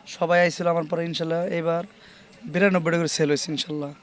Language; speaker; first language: Bangla; native; Bangla